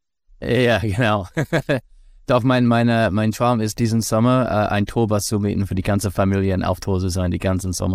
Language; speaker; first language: German; non-native, learner; English